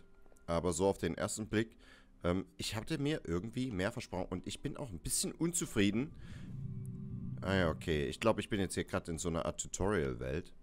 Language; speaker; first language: German; native; German